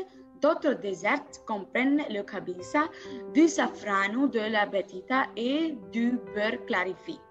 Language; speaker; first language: French; non-native, learner; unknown